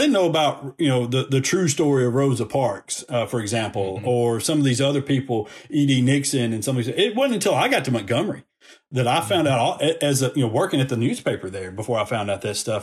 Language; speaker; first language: English; native; English